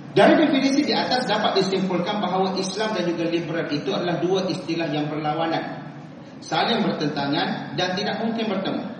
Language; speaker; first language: Malay; native; Malay